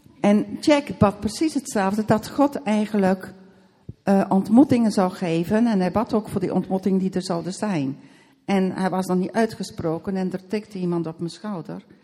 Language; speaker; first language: Dutch; native; Dutch